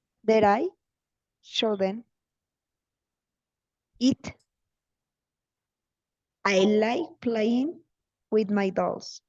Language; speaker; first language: English; non-native, learner; Spanish